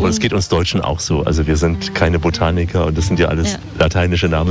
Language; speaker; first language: German; native; German